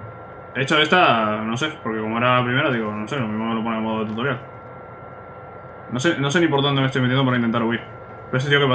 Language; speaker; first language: Spanish; native; Spanish